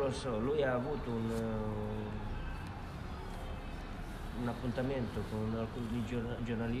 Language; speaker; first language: Italian; non-native, fluent; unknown